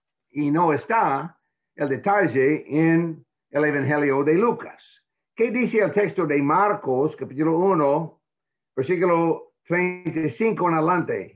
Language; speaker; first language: Spanish; non-native, fluent; English